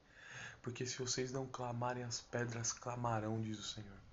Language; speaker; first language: Portuguese; native; Portuguese